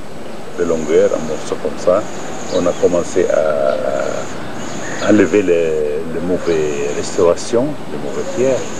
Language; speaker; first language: French; non-native, fluent; Arabic